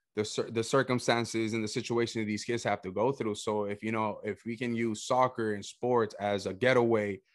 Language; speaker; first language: English; early bilingual, other home language; Spanish